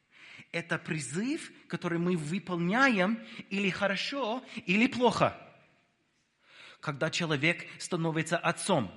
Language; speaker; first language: Russian; non-native, fluent; English